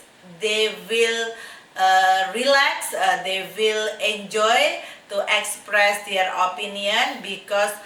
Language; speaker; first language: English; non-native, fluent; Indonesian